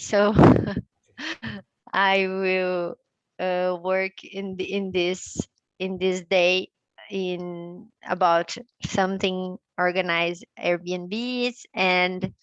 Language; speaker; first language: English; non-native, learner; Portuguese